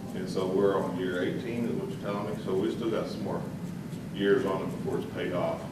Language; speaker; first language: English; native; English